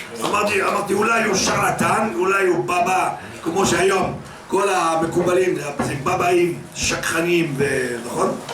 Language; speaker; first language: Hebrew; non-native, fluent; French